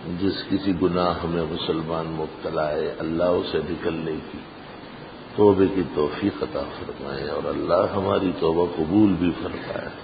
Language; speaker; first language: Urdu; non-native, local second language; Pashto